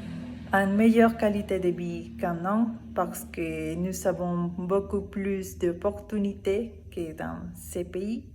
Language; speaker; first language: French; non-native, learner; Spanish